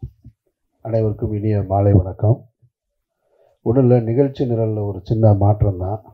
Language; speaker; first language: Tamil; native; Tamil